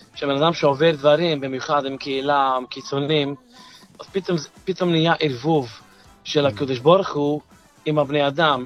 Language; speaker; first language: Hebrew; non-native, fluent; Yiddish